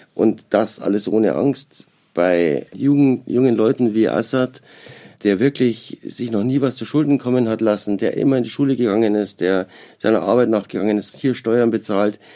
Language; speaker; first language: German; native; German